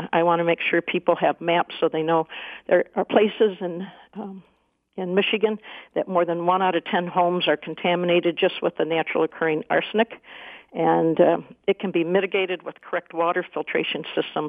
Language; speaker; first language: English; native; English